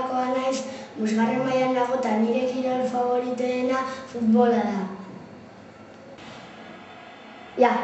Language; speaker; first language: Basque; non-native, local second language; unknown